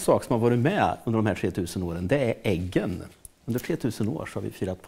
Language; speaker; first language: Swedish; native; Swedish